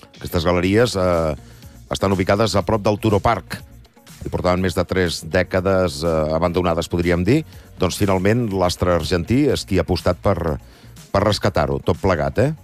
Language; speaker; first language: Catalan; native; Catalan